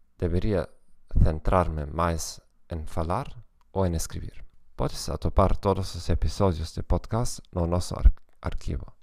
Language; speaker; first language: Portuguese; non-native, learner; German